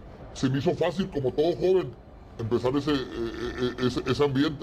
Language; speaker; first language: Spanish; native; Spanish